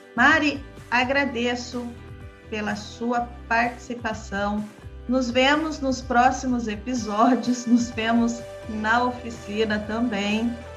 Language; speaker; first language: Portuguese; native; Portuguese